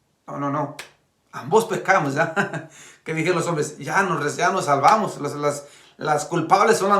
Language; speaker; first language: Spanish; native; Spanish